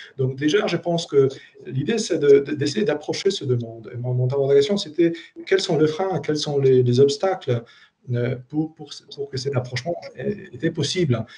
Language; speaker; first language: French; non-native, fluent; Polish